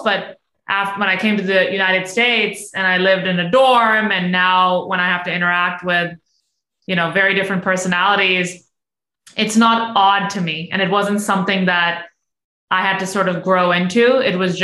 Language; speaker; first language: English; non-native, local second language; Urdu